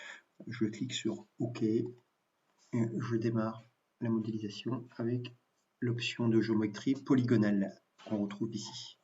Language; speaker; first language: French; native; French